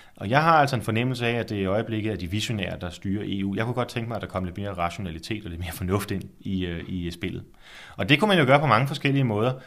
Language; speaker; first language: Danish; native; Danish